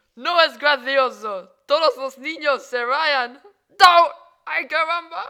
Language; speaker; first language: Spanish; non-native, learner; English